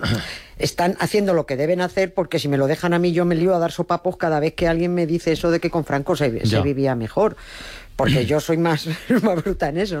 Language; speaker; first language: Spanish; native; Spanish